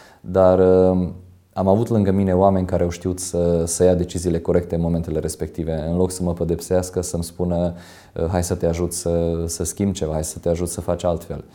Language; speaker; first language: Romanian; non-native, local second language; Hungarian